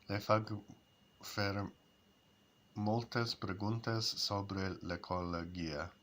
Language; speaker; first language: Catalan; non-native, learner; English